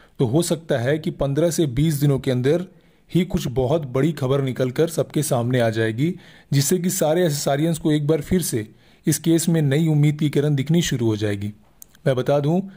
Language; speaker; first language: Hindi; native; Hindi